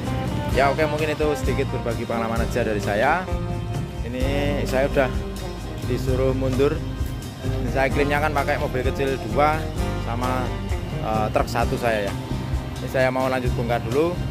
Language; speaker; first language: Indonesian; non-native, local second language; Javanese